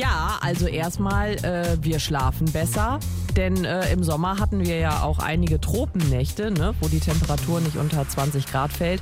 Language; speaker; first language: German; native; German